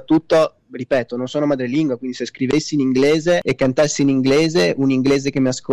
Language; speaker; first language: Italian; native; Italian